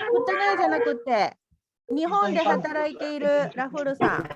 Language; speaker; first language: Japanese; non-native, fluent; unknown